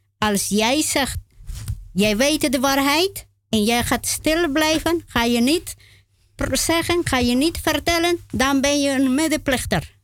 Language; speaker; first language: Dutch; non-native, learner; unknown